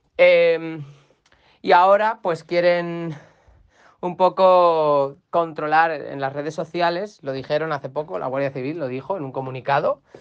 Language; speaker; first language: Spanish; native; Spanish